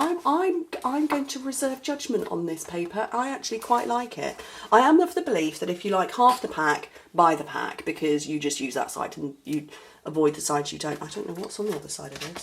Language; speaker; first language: English; native; English